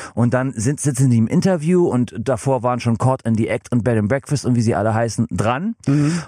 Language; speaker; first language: German; non-native, fluent; English